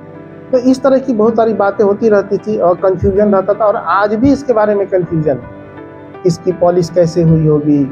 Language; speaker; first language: Hindi; native; Hindi